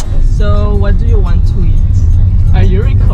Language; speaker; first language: English; non-native, learner; Spanish